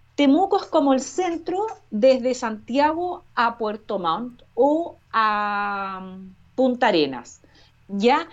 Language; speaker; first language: Spanish; native; Spanish